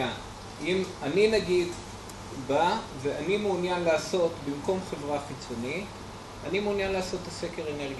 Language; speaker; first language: Hebrew; native; Hebrew